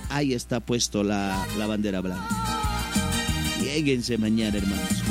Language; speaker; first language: Spanish; non-native, local second language; Aymara